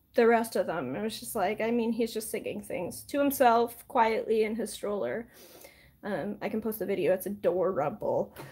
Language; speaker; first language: English; native; English